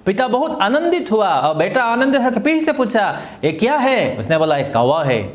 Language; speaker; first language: Hindi; non-native, local second language; Assamese